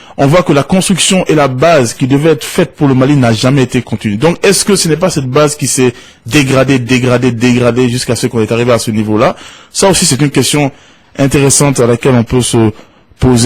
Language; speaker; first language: French; non-native, local second language; Bambara